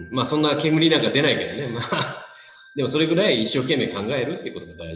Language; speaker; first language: Japanese; native; Japanese